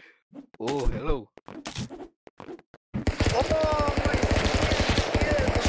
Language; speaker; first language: English; non-native, learner; Romanian